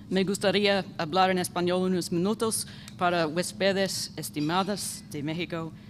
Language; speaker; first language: Spanish; non-native, learner; English